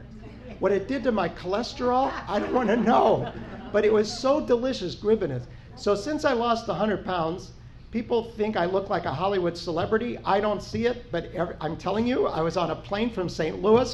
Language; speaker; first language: English; native; English